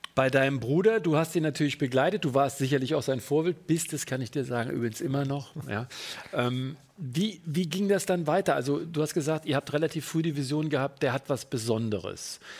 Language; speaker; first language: German; native; German